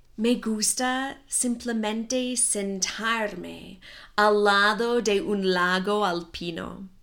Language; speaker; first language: Spanish; non-native, fluent; English